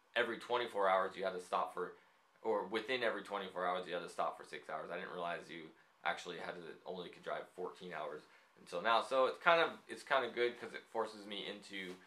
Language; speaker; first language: English; native; English